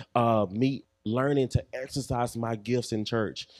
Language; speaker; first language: English; native; English